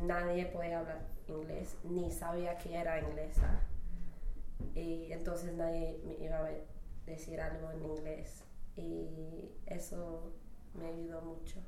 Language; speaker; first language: Spanish; non-native, fluent; English